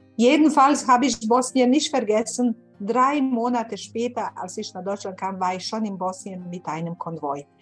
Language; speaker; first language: German; non-native, fluent; Bosnian